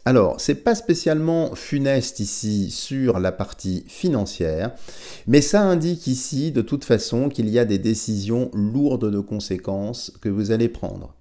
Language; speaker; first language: French; native; French